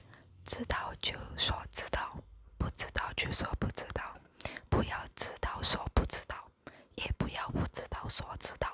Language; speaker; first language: Chinese; non-native, local second language; English